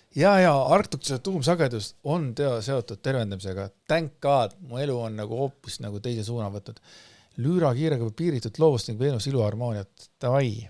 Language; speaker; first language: Estonian; native; Estonian